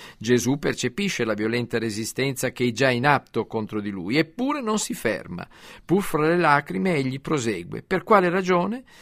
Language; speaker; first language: Italian; native; Italian